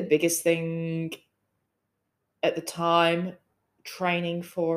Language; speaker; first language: English; native; English